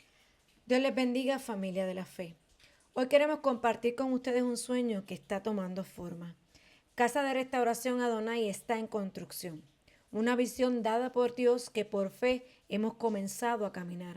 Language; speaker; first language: Spanish; native; Spanish